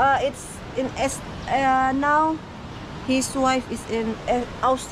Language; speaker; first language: English; non-native, local second language; Filipino